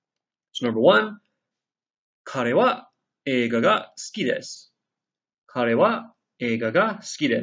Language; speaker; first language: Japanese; non-native, fluent; English